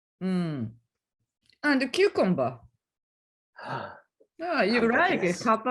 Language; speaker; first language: English; non-native, learner; Japanese